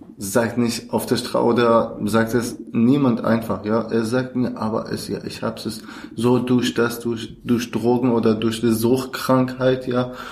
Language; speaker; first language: German; non-native, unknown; Kurdish